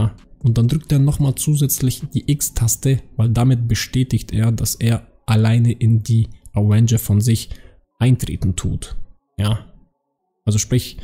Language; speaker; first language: German; native; German